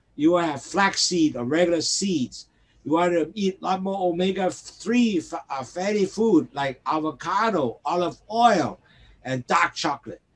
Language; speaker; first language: English; non-native, local second language; Cantonese